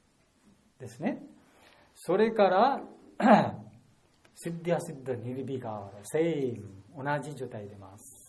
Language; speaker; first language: Japanese; non-native, learner; Bangla